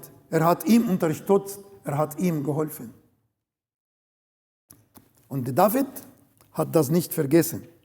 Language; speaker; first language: German; non-native, learner; Arabic